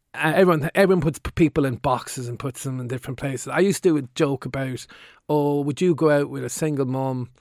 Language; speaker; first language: English; native; English